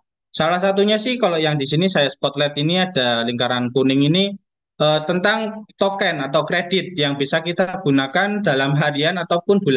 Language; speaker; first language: Indonesian; native; Indonesian